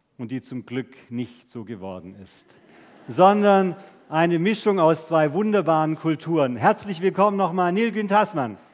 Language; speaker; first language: German; native; German